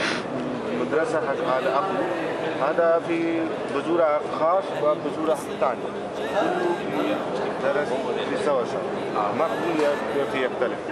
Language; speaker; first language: Arabic; non-native, learner; Urdu